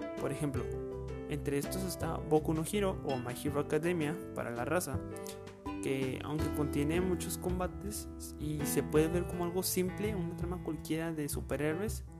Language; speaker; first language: Spanish; native; Spanish